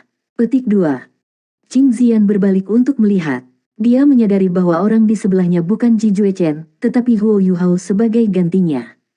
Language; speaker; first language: Indonesian; native; Indonesian